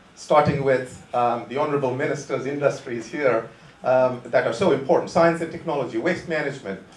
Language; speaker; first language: English; non-native, local second language; Konkani